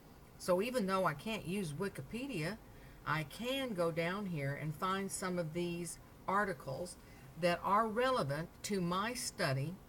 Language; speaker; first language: English; native; English